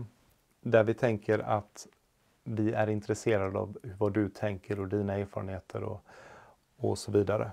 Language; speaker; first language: Swedish; native; Swedish